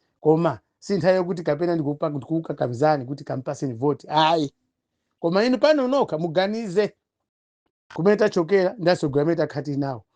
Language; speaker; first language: Nyanja; non-native, local second language; Tumbuka